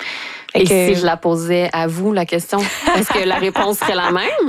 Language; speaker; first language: French; native; French